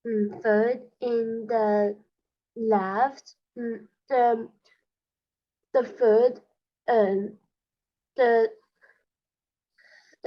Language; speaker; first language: English; non-native, learner; Chinese